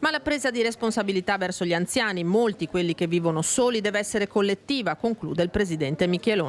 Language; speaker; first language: Italian; native; Italian